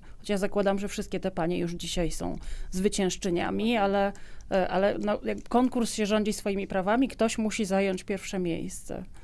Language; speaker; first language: Polish; native; Polish